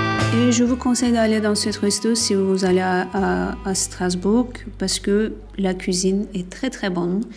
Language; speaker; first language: French; non-native, fluent; Turkish